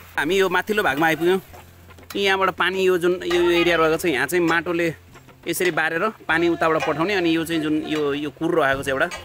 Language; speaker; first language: Nepali; non-native, local second language; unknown